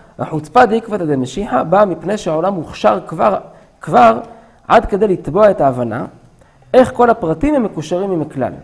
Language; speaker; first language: Hebrew; native; Hebrew